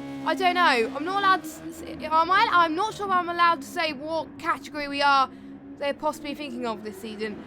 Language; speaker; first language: English; native; English